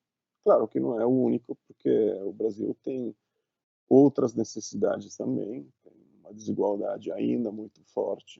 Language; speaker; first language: Portuguese; non-native, fluent; Italian